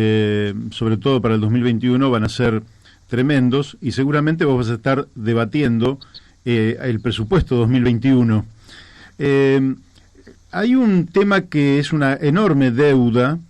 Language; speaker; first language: Spanish; native; Spanish